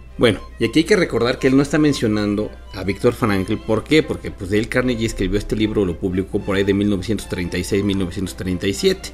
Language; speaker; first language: Spanish; native; Spanish